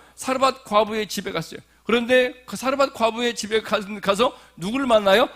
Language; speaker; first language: Korean; native; Korean